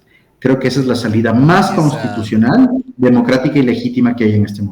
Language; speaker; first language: Spanish; native; Spanish